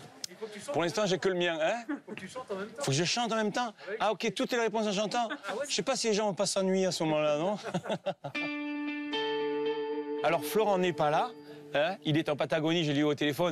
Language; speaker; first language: French; native; French